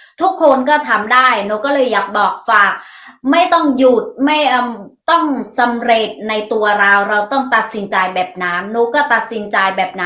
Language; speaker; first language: Thai; non-native, learner; Mon